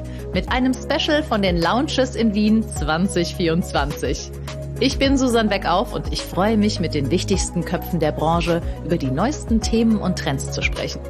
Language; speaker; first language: German; native; German